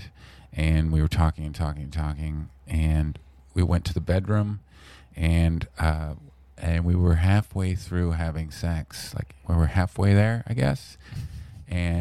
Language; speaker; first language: English; native; English